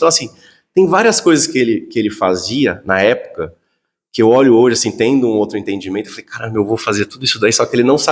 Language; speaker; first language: Portuguese; native; Portuguese